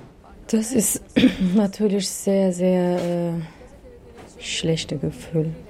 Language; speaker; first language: German; non-native, learner; Turkish